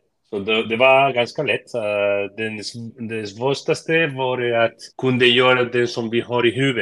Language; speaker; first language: Swedish; early bilingual, heritage; Spanish